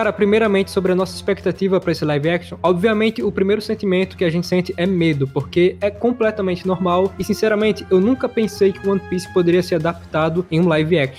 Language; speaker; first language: Portuguese; native; Portuguese